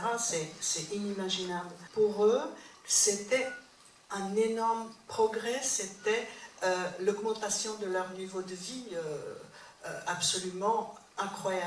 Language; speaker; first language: French; non-native, fluent; Czech